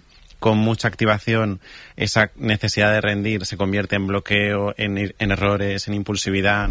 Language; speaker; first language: Spanish; native; Spanish